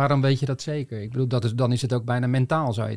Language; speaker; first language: Dutch; native; Dutch